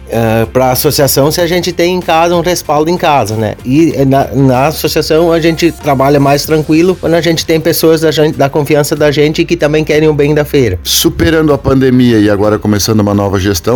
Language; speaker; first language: Portuguese; native; Portuguese